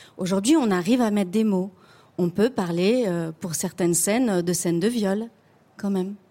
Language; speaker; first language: French; native; French